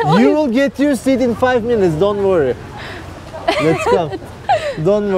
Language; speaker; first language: English; non-native, learner; Turkish